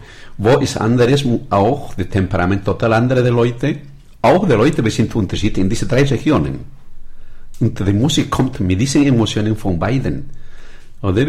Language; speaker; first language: German; non-native, learner; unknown